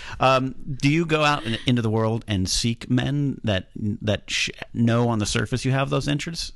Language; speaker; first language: English; native; English